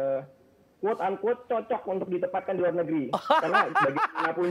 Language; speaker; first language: Indonesian; native; Indonesian